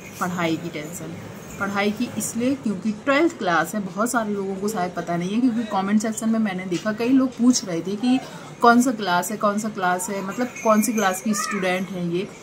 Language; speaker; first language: Hindi; native; Hindi